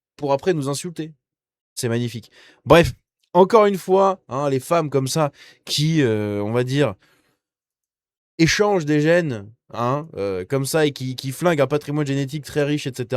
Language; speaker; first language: French; native; French